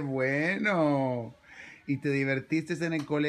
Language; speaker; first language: Spanish; early bilingual, other home language; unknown